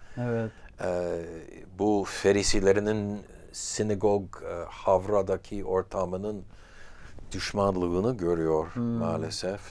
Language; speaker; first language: Turkish; non-native, fluent; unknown